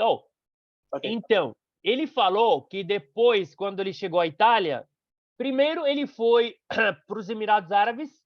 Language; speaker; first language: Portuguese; non-native, fluent; Arabic